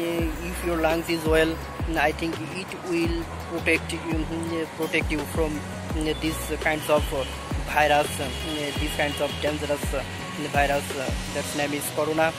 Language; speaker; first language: English; non-native, learner; Bangla